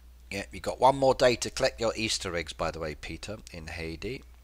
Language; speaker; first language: English; native; English